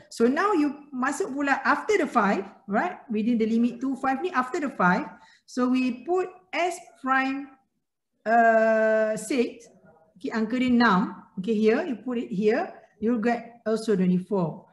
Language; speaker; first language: English; non-native, local second language; Malay